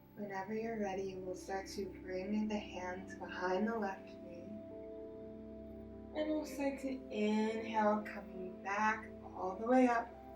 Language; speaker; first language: English; native; English